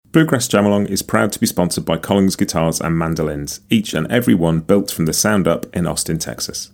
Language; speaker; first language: English; native; English